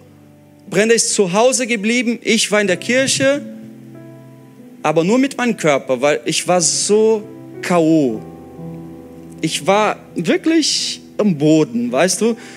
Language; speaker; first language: German; non-native, fluent; Portuguese